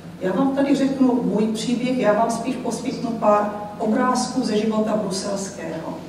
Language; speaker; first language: Czech; native; Czech